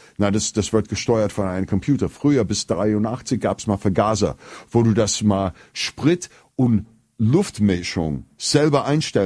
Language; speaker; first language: German; non-native, fluent; English